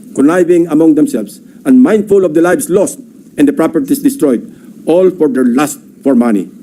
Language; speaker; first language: English; non-native, local second language; Filipino